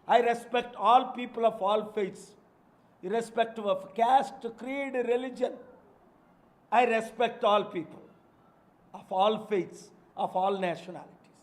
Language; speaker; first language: English; non-native, local second language; Telugu